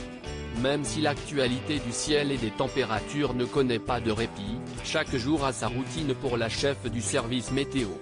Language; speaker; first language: French; native; French